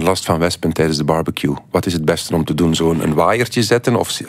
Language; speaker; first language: Dutch; native; Dutch